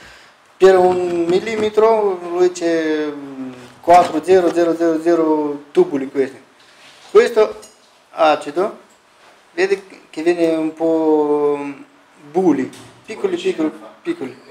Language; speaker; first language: Italian; non-native, learner; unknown